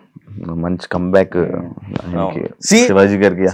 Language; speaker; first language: Telugu; native; Telugu